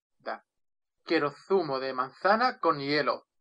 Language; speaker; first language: Spanish; non-native, learner; Russian